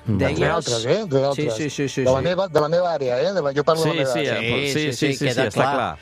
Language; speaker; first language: Catalan; native; Catalan